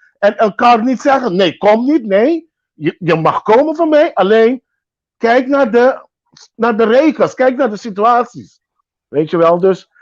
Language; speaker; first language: Dutch; non-native, local second language; Papiamento